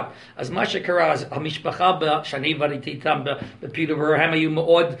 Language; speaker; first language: Hebrew; non-native, fluent; English